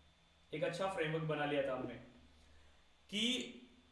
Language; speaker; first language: Hindi; native; Hindi